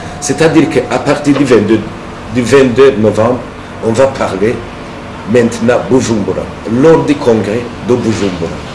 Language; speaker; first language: French; non-native, local second language; Rundi